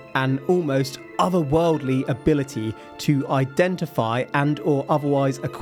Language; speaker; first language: English; native; English